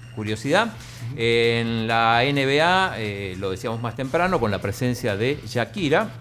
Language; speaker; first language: Spanish; native; Spanish